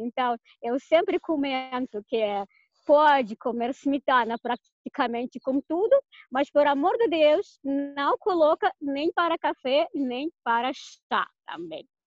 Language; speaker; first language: Portuguese; non-native, fluent; Russian